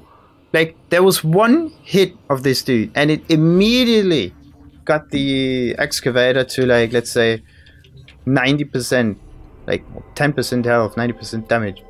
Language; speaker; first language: English; non-native, fluent; German